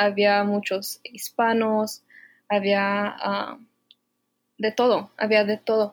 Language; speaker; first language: Spanish; early bilingual, heritage; Spanish